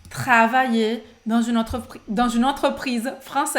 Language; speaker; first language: French; non-native, fluent; Portuguese